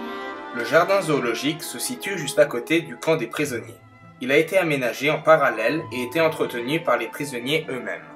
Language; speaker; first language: French; native; French